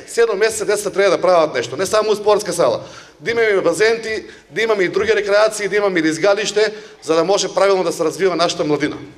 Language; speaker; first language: Macedonian; native; Macedonian